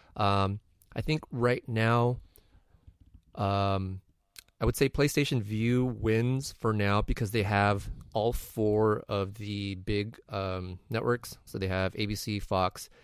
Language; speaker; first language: English; native; English